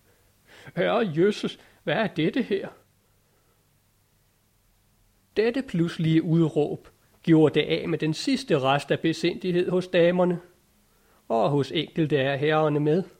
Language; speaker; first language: Danish; native; Danish